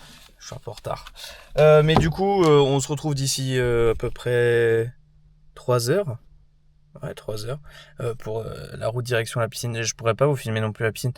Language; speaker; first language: French; native; French